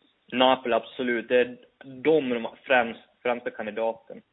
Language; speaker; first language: Swedish; native; Swedish